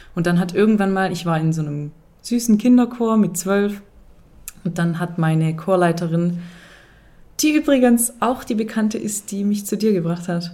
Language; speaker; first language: German; native; German